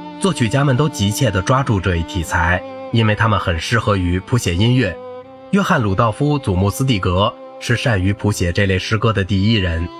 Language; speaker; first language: Chinese; native; Chinese